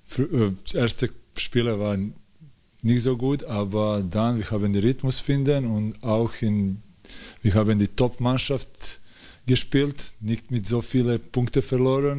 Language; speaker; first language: German; non-native, learner; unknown